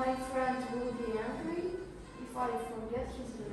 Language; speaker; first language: English; non-native, learner; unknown